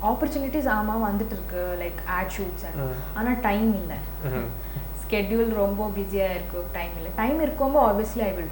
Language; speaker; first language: Tamil; non-native, learner; Kannada